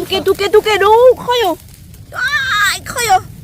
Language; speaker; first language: Korean; non-native, learner; Thai